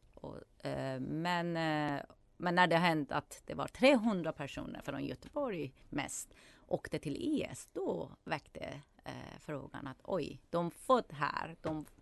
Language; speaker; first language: Swedish; non-native, fluent; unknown